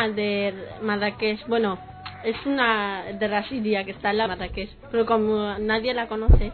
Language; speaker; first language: Spanish; early bilingual, other home language; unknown